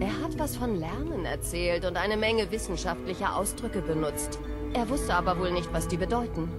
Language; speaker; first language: German; non-native, fluent; Polish